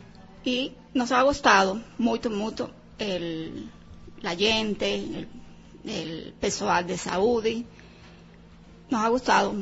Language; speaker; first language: Portuguese; non-native, learner; Spanish